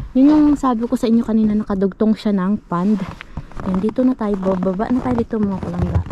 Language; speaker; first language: Filipino; non-native, local second language; Hiligaynon